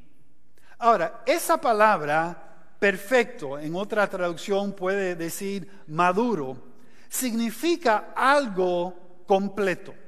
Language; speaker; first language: Spanish; non-native, fluent; English